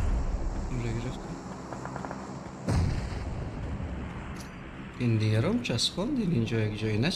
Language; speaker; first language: Persian; native; Persian